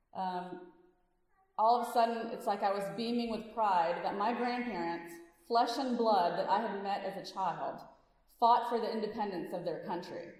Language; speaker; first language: English; early bilingual, other home language; Hindi